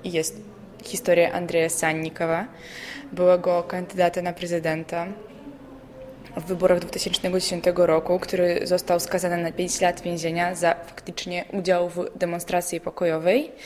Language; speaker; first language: Polish; non-native, fluent; Belarusian